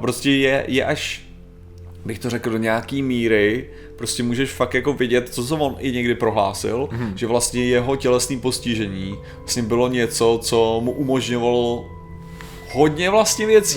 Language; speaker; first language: Czech; native; Czech